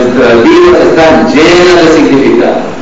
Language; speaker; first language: Spanish; native; Spanish